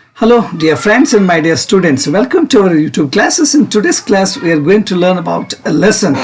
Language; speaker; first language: English; non-native, local second language; Kannada